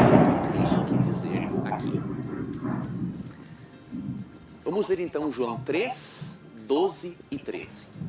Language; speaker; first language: Portuguese; native; Portuguese